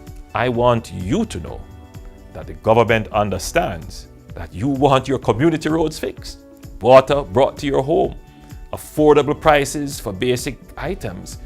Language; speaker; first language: English; native; English